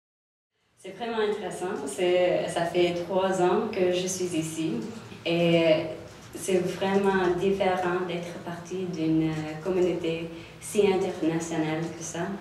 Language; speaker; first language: French; non-native, local second language; English